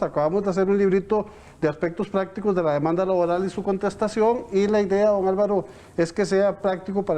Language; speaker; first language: Spanish; native; Spanish